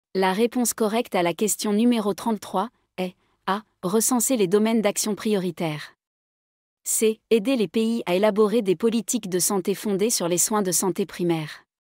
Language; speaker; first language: French; non-native, local second language; Arabic